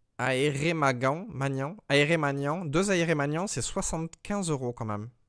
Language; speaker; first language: French; native; French